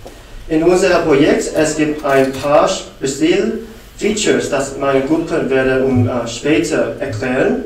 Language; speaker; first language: German; non-native, learner; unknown